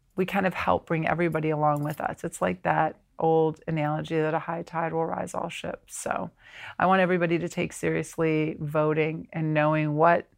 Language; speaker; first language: English; native; English